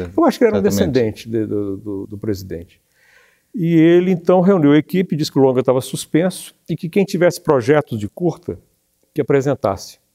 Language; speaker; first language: Portuguese; native; Portuguese